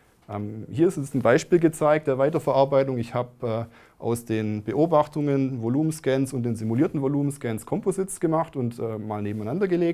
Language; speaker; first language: German; native; German